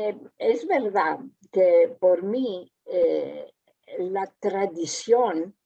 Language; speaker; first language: Spanish; early bilingual, heritage; Ladino